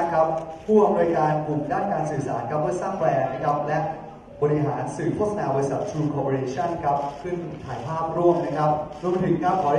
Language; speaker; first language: Thai; native; Thai